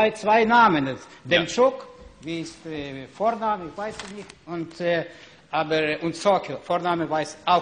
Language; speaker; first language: German; non-native, learner; Ukrainian